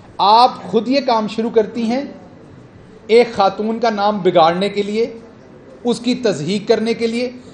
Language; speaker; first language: Urdu; non-native, local second language; Punjabi